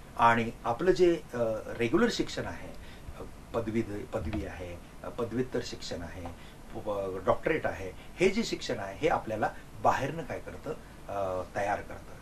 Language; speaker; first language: Marathi; non-native, local second language; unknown